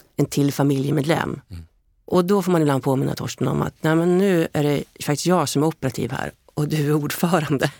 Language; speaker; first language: Swedish; native; Swedish